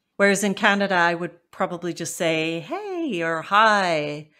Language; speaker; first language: English; native; English